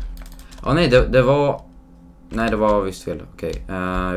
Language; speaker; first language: Swedish; native; Swedish